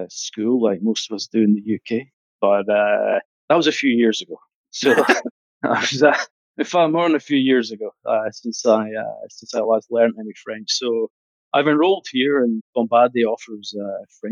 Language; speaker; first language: English; native; English